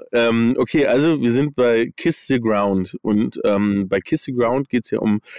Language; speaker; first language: German; early bilingual, other home language; English